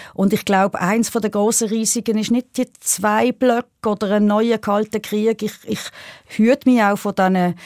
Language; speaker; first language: German; native; German